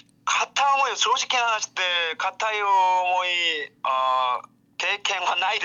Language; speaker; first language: Japanese; non-native, learner; Korean